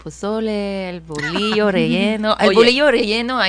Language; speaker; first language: Spanish; non-native, fluent; English